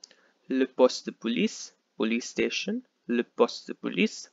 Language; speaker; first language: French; non-native, fluent; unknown